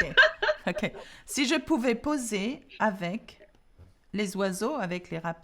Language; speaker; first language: French; non-native, fluent; English